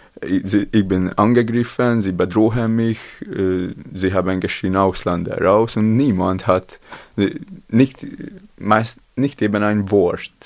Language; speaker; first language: German; non-native, learner; Latvian